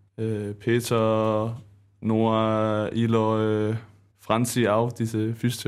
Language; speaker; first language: German; non-native, learner; Danish